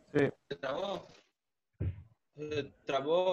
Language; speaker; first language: Spanish; native; Spanish